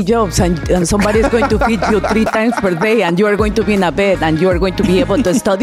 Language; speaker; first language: English; non-native, fluent; Spanish